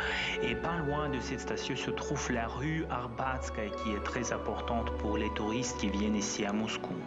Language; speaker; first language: French; non-native, fluent; Russian